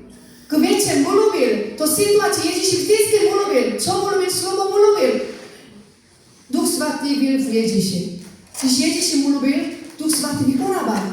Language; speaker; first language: Czech; non-native, fluent; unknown